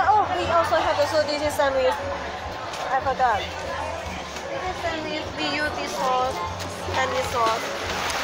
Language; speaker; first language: English; non-native, learner; Lao